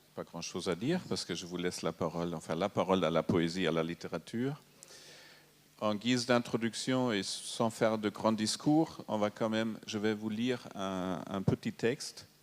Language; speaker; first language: French; non-native, fluent; German